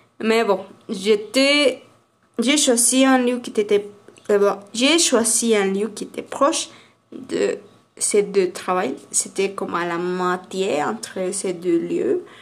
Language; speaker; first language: French; non-native, learner; Spanish